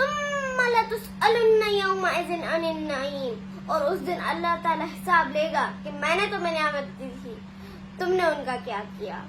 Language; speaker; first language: Urdu; native; Urdu